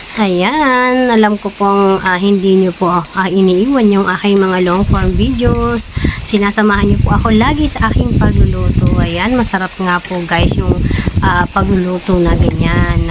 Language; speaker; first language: Filipino; non-native, local second language; Bikol